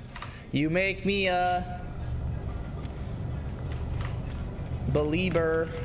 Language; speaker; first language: English; native; English